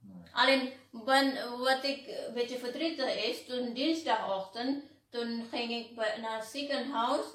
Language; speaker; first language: Dutch; non-native, learner; Indonesian